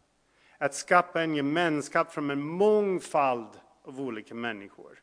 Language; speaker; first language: Swedish; non-native, fluent; English